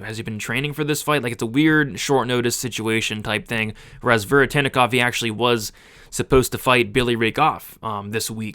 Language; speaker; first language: English; native; English